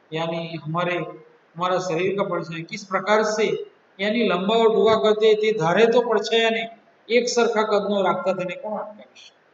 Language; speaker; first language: Hindi; non-native, local second language; Gujarati